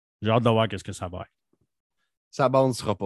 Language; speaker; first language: French; native; French